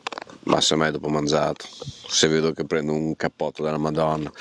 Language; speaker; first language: Italian; native; Italian